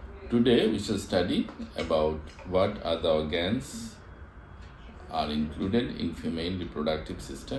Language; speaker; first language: English; non-native, local second language; Bangla